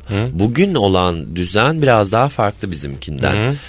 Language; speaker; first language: Turkish; native; Turkish